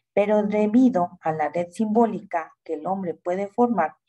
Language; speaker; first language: Spanish; native; Spanish